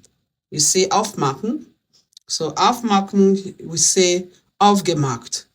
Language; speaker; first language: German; non-native, fluent; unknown